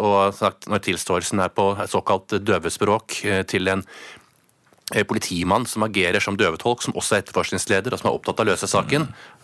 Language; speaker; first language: Norwegian; native; Norwegian